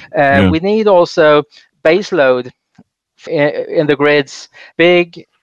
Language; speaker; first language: English; non-native, fluent; Swedish